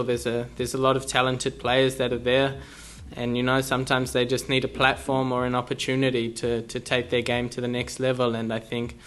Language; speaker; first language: English; native; English